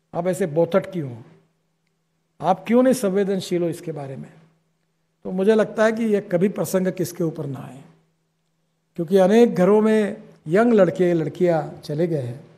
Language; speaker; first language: Hindi; non-native, local second language; Marathi